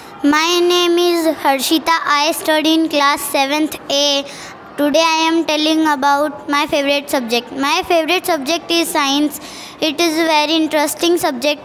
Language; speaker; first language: English; non-native, learner; Hindi